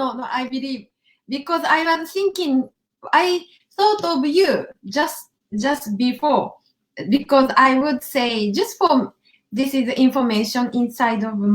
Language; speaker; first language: English; non-native, learner; Japanese